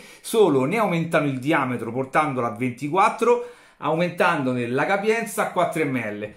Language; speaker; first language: Italian; native; Italian